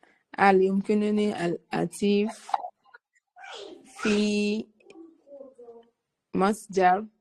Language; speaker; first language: Arabic; non-native, learner; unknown